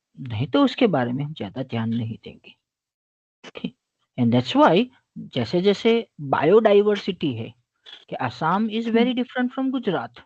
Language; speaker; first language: Hindi; non-native, local second language; Gujarati